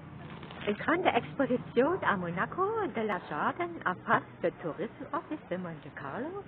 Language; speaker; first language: French; non-native, learner; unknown